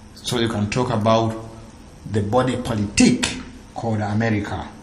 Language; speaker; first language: English; non-native, local second language; Ganda